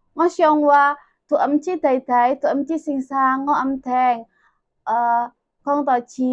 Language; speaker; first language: Cantonese; non-native, learner; Indonesian